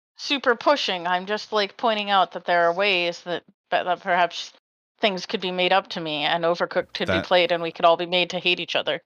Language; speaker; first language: English; native; English